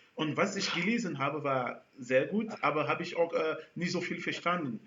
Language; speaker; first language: German; non-native, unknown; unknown